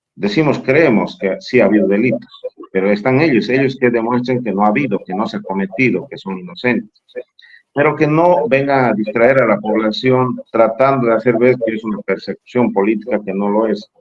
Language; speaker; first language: Spanish; native; Spanish